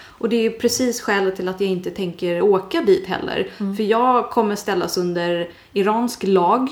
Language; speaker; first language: Swedish; early bilingual, other home language; Persian